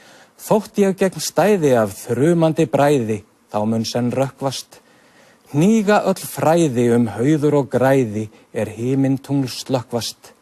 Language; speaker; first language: Icelandic; native; Icelandic